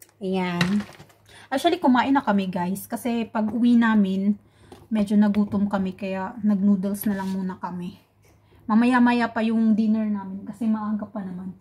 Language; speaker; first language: Filipino; non-native, local second language; Cebuano